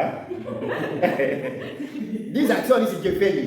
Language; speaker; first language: German; non-native, learner; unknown